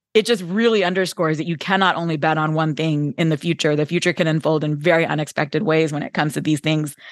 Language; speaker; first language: English; native; English